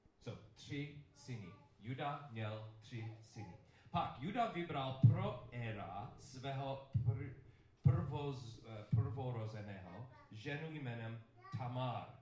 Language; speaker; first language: Czech; non-native, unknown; English